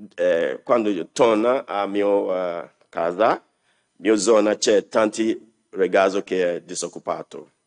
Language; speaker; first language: Italian; non-native, learner; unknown